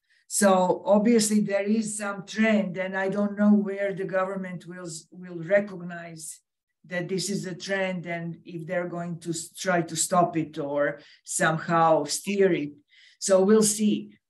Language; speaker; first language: English; non-native, fluent; Serbian